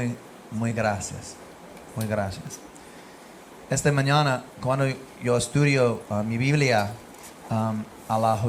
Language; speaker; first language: Spanish; non-native, learner; English